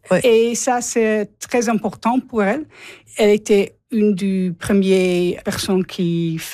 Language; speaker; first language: French; non-native, learner; English